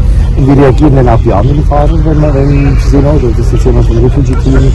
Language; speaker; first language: German; native; German